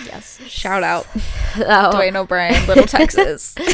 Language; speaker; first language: English; native; English